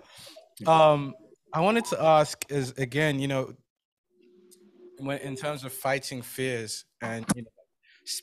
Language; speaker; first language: English; native; English